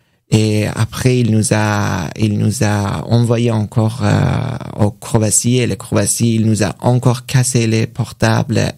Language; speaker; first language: French; non-native, learner; Persian